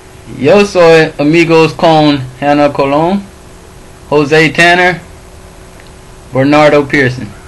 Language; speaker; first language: Spanish; non-native, learner; English